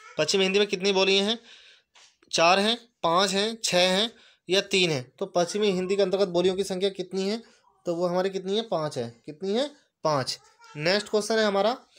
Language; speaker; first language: Hindi; native; Hindi